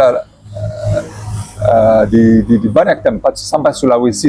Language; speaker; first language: Indonesian; non-native, learner; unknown